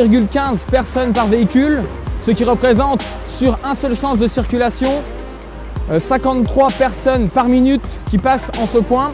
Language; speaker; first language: French; native; French